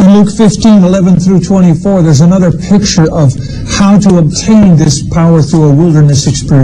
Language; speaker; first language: English; native; English